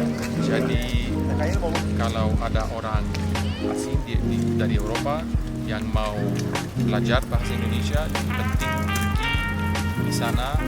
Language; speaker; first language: Indonesian; non-native, fluent; Polish